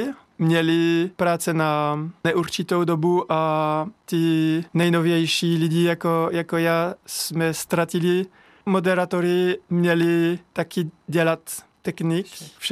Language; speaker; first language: Czech; non-native, learner; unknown